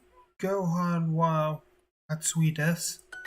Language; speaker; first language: Japanese; non-native, learner; English